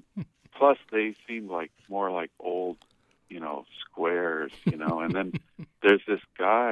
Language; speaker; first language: English; native; English